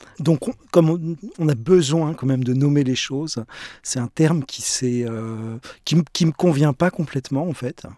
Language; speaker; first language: French; native; French